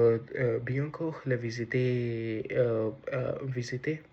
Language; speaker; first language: French; non-native, learner; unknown